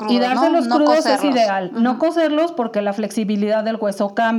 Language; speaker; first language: Spanish; native; Spanish